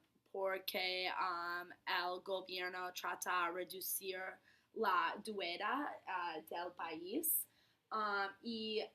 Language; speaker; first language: Spanish; non-native, learner; English